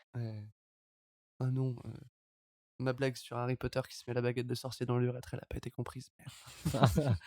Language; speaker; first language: French; native; French